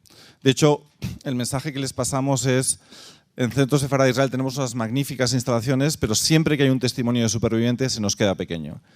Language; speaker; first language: Spanish; native; Spanish